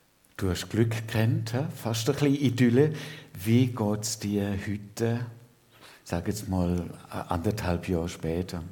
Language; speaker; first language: German; native; German